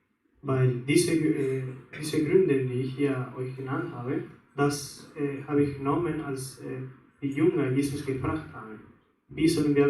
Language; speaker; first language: German; non-native, fluent; Spanish